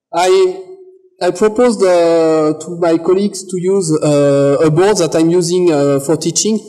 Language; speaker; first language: English; non-native, fluent; French